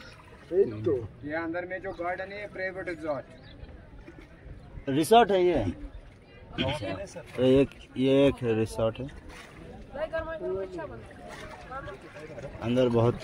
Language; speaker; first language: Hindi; non-native, local second language; Bangla